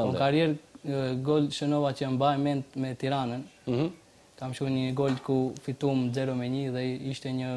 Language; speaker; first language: Albanian; native; Albanian